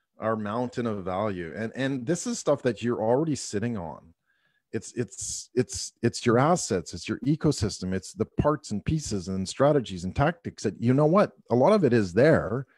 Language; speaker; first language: English; native; English